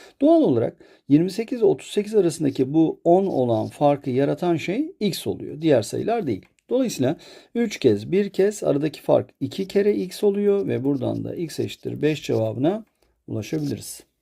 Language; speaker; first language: Turkish; native; Turkish